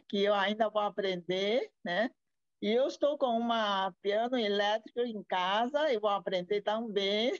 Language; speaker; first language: Portuguese; non-native, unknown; Chinese